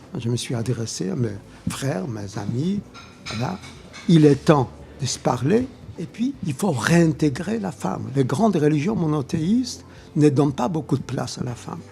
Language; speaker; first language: French; non-native, fluent; Polish